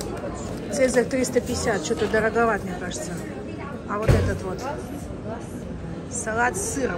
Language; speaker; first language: Russian; native; Russian